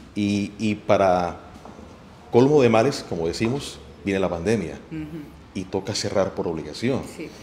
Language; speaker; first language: Spanish; native; Spanish